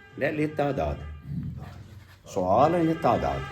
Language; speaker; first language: Arabic; non-native, fluent; Kashmiri